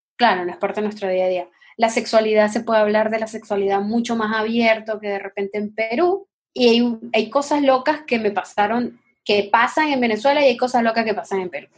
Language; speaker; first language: Spanish; native; Spanish